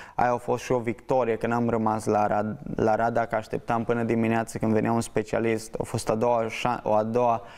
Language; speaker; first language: Romanian; native; Romanian